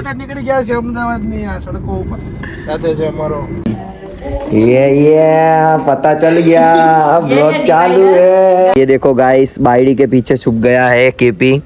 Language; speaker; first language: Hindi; non-native, local second language; Gujarati